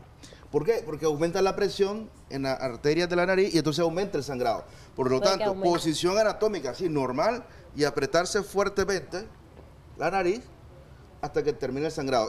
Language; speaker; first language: Spanish; native; Spanish